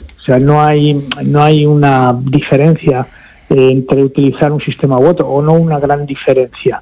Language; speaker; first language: Spanish; native; Spanish